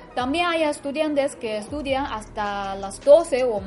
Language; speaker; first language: Spanish; non-native, fluent; Chinese